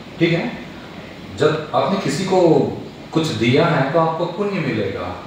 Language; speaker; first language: Hindi; non-native, local second language; Telugu